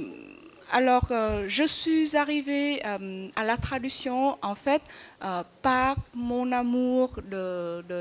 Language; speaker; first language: French; non-native, fluent; Vietnamese